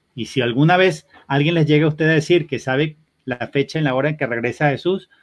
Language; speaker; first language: Spanish; native; Spanish